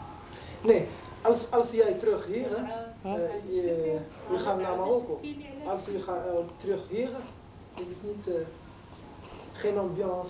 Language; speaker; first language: Dutch; non-native, learner; Arabic